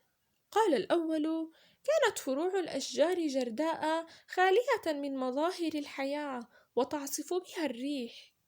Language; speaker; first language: Arabic; native; Arabic